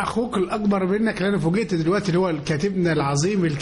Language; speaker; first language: Arabic; native; Arabic